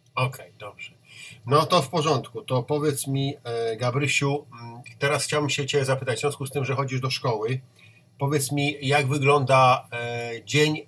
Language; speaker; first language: Polish; native; Polish